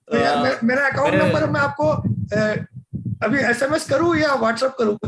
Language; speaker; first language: Hindi; native; Hindi